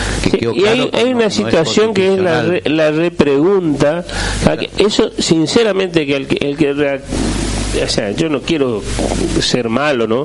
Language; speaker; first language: Spanish; native; Spanish